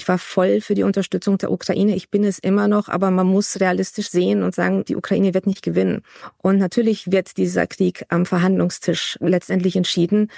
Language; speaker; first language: German; early bilingual, other home language; Romanian